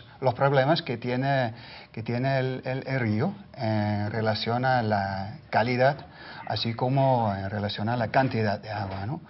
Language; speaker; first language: Spanish; non-native, fluent; Dutch